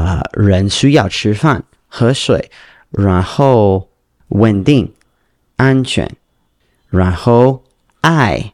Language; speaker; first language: Chinese; non-native, learner; English